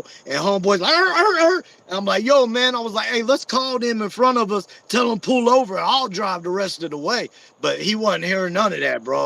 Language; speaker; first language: English; native; English